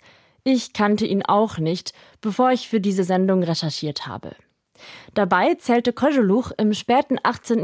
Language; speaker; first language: German; native; German